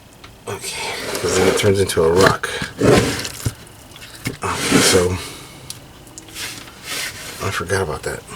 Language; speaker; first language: English; native; English